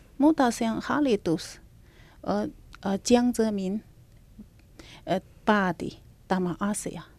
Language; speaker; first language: Finnish; non-native, learner; Chinese